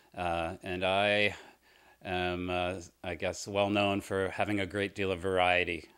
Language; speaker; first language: English; native; English